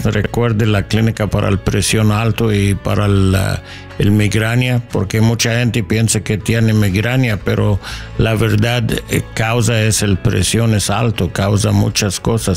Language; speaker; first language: Spanish; non-native, learner; English